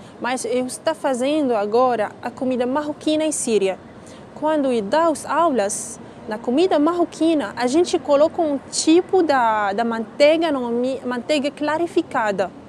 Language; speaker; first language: Portuguese; non-native, learner; Arabic